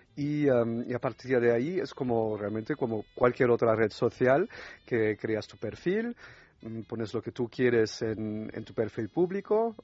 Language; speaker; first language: Spanish; non-native, fluent; French